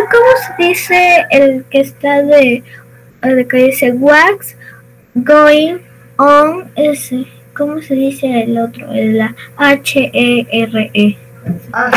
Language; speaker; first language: Spanish; native; Spanish